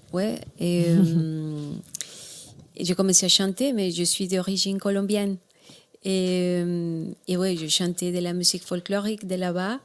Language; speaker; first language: French; non-native, learner; Spanish